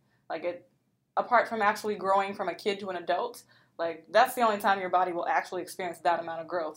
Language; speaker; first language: English; native; English